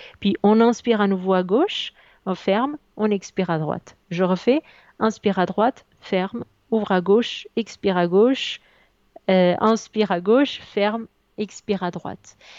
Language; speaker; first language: French; non-native, fluent; Portuguese